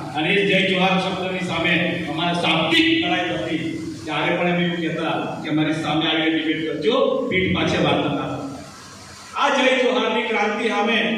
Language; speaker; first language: Gujarati; non-native, local second language; Bhili